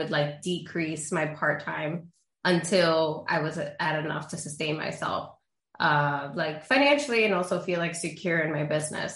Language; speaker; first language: English; early bilingual, other home language; Spanish